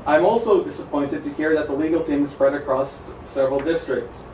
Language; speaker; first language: English; native; English